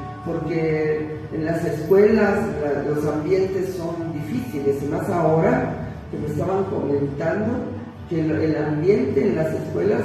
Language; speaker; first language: Spanish; native; Spanish